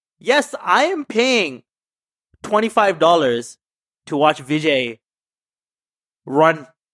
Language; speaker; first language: English; early bilingual, other home language; Tamil